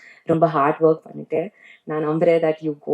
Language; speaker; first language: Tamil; non-native, learner; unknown